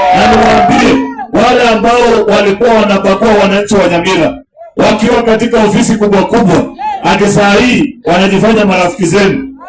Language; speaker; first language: Swahili; non-native, local second language; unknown